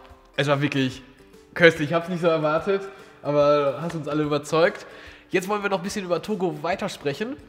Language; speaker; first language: German; early bilingual, other home language; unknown